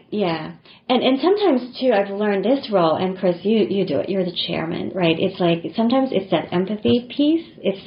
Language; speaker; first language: English; non-native, local second language; Filipino